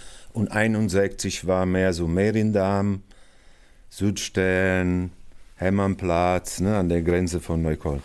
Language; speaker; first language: German; non-native, fluent; Italian